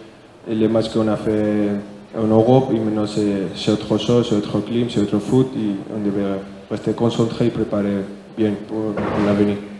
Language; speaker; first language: French; non-native, learner; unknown